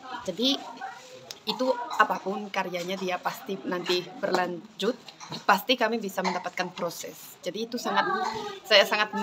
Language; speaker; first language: Indonesian; non-native, fluent; Spanish